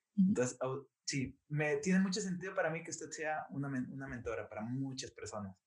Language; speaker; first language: Spanish; native; Spanish